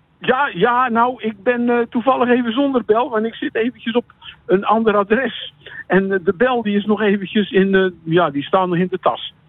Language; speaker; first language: Dutch; native; Dutch